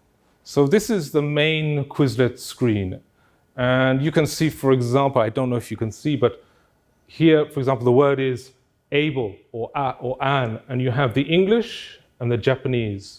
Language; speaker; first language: English; non-native, fluent; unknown